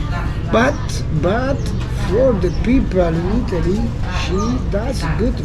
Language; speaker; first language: English; non-native, learner; Italian